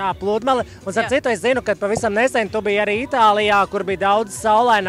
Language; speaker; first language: Latvian; native; Latvian